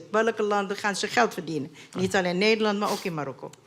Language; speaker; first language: Dutch; non-native, fluent; Arabic